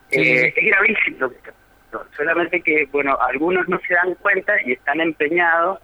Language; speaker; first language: Spanish; native; Spanish